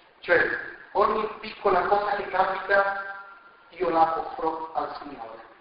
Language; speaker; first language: Italian; non-native, fluent; Spanish